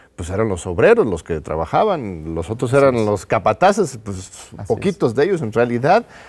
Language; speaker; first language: Spanish; non-native, fluent; English